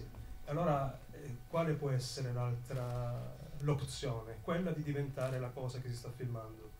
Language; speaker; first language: Italian; native; Italian